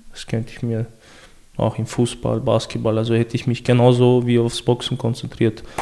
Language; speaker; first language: German; early bilingual, other home language; Chechen